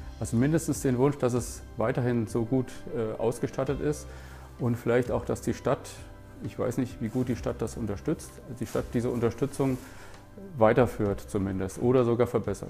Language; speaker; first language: German; native; German